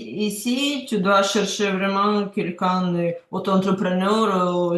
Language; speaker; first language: French; non-native, learner; Ukrainian